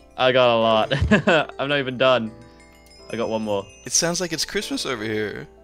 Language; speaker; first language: English; native; English